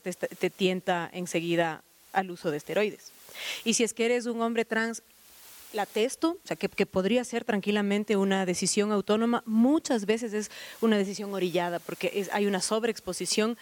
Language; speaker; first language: Spanish; native; Spanish